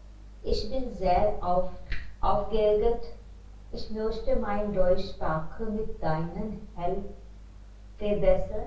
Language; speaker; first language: German; non-native, learner; Hindi